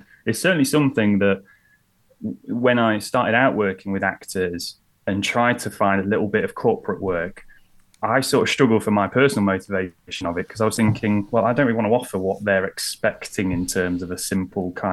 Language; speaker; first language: English; native; English